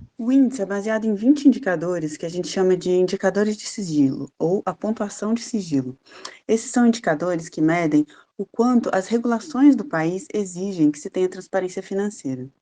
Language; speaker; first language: Portuguese; native; Portuguese